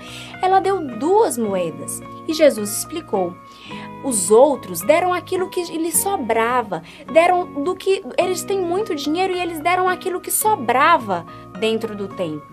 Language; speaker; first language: Portuguese; native; Portuguese